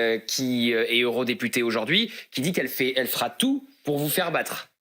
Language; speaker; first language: French; native; French